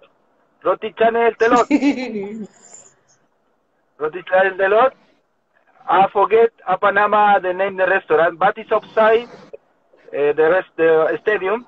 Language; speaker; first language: English; non-native, learner; Spanish